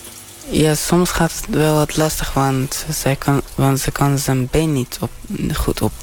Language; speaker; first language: Dutch; early bilingual, other home language; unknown